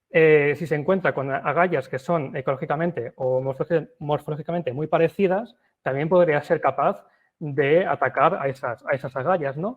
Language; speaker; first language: Spanish; native; Spanish